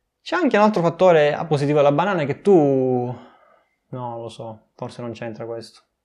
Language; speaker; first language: Italian; native; Italian